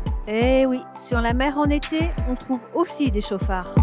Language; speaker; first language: French; native; French